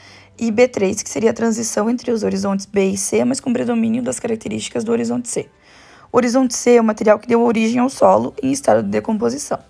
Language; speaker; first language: Portuguese; native; Portuguese